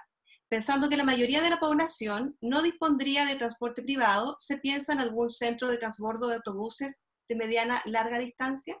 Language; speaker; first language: Spanish; native; Spanish